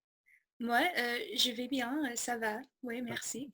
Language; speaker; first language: French; non-native, fluent; English